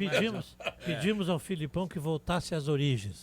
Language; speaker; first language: Portuguese; native; Portuguese